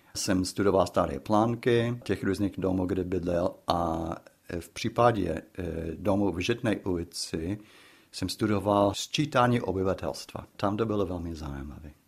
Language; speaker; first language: Czech; non-native, fluent; English